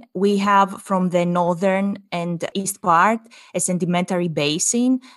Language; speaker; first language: English; non-native, fluent; Greek